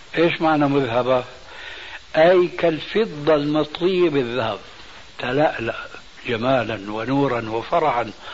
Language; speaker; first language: Arabic; early bilingual, other home language; Albanian